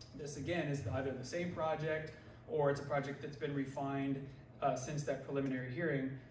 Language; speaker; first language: English; native; English